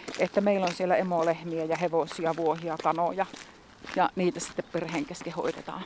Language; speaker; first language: Finnish; native; Finnish